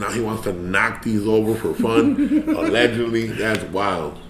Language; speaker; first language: English; early bilingual, other home language; Spanish